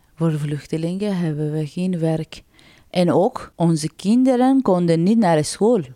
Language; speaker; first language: Dutch; non-native, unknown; Persian